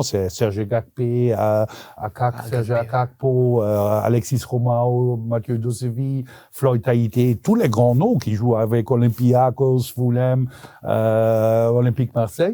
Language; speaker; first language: French; non-native, local second language; Dutch